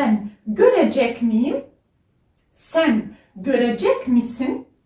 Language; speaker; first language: Turkish; non-native, fluent; French